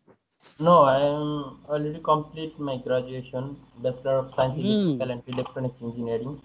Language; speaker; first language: English; non-native, learner; Bangla